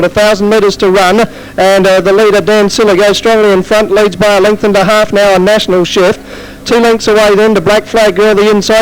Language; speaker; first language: English; native; English